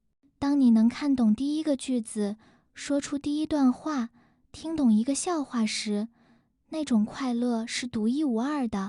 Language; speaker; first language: Chinese; non-native, fluent; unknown